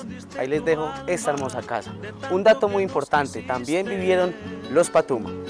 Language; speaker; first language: Spanish; native; Spanish